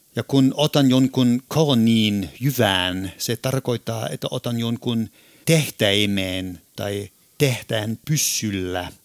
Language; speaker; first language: Finnish; non-native, fluent; German